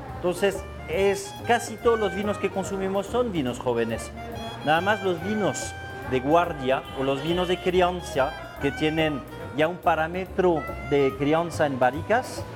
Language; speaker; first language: Spanish; non-native, fluent; French